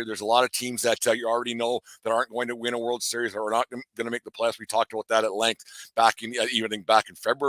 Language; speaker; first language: English; native; English